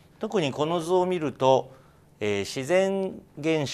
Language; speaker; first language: Japanese; native; Japanese